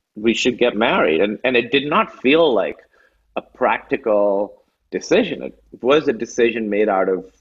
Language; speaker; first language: English; non-native, local second language; Urdu